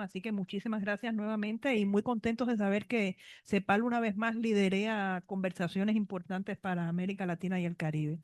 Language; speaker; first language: Spanish; native; Spanish